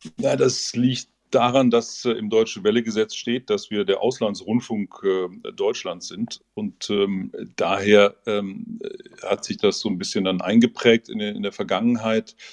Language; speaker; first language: German; native; German